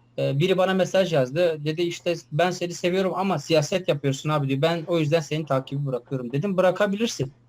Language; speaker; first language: Turkish; non-native, local second language; Kurdish